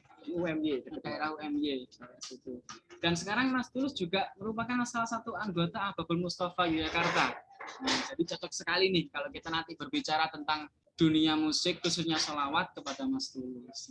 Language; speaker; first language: Indonesian; native; Indonesian